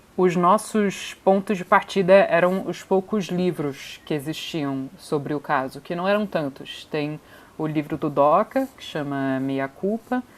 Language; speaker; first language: Portuguese; non-native, fluent; English